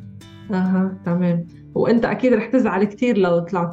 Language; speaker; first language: Arabic; native; Arabic